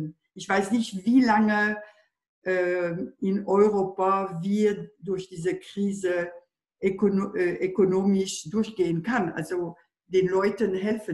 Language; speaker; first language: German; non-native, fluent; French